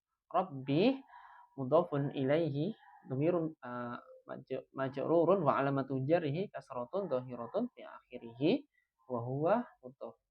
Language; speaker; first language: Arabic; non-native, fluent; Indonesian